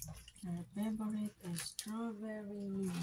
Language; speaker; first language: English; non-native, local second language; Filipino